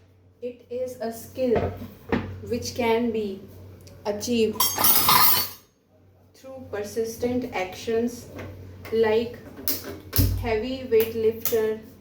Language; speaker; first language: English; non-native, local second language; Hindi